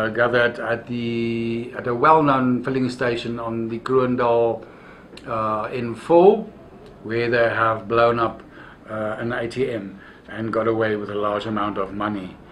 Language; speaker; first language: English; non-native, local second language; Afrikaans